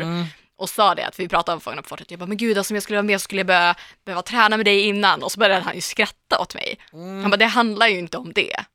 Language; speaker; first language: Swedish; native; Swedish